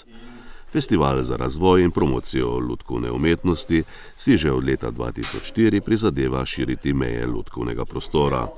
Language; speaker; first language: Slovenian; native; Slovenian